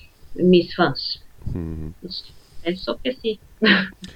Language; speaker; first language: Spanish; non-native, fluent; Portuguese